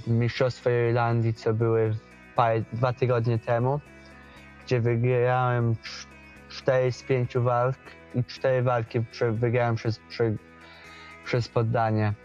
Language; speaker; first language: Polish; early bilingual, heritage; Polish